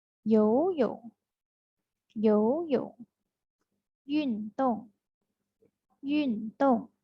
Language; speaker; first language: Chinese; non-native, fluent; Thai